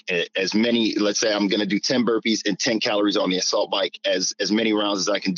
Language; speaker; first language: English; native; English